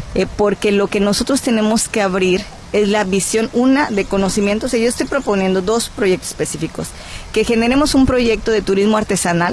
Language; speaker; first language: Spanish; native; Spanish